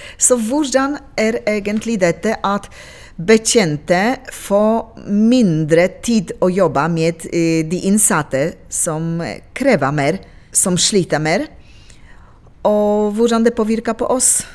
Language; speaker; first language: Norwegian; non-native, local second language; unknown